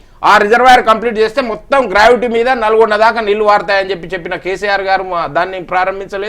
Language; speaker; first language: Telugu; native; Telugu